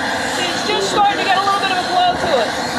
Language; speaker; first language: English; native; English